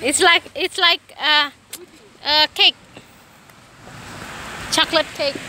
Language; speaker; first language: English; non-native, learner; Indonesian